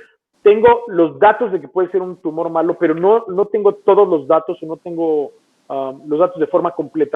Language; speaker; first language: Spanish; native; Spanish